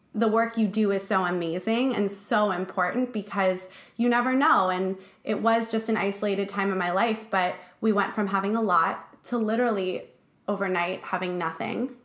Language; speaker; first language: English; native; English